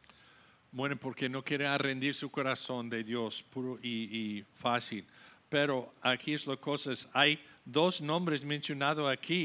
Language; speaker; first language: Spanish; non-native, learner; English